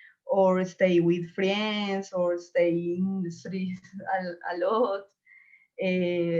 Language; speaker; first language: English; non-native, learner; Spanish